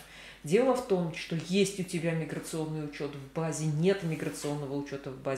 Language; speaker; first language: Russian; native; Russian